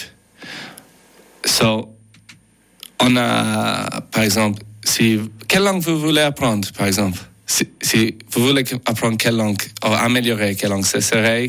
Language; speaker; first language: French; non-native, learner; English